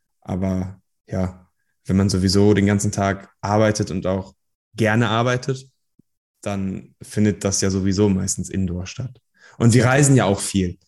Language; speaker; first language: German; early bilingual, other home language; Persian